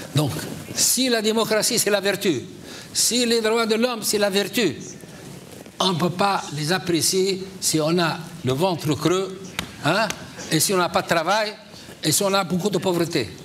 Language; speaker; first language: French; non-native, local second language; Arabic